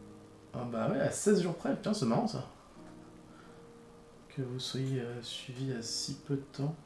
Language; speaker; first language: French; native; French